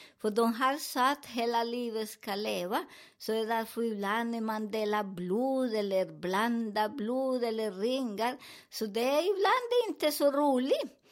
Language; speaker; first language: Swedish; non-native, learner; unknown